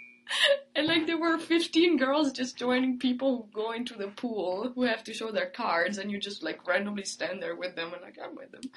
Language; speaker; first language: English; early bilingual, other home language; Italian